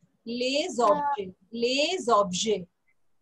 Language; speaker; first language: French; non-native, fluent; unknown